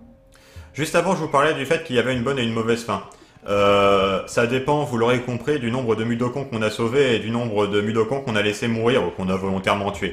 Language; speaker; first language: French; native; French